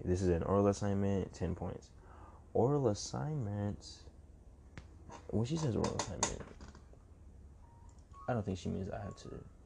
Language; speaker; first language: English; native; English